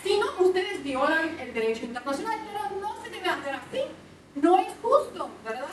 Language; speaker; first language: Spanish; non-native, fluent; Russian